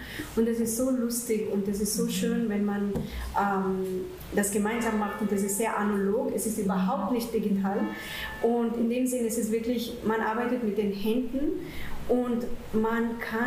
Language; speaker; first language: German; non-native, fluent; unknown